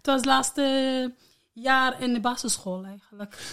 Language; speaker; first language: Dutch; non-native, learner; Arabic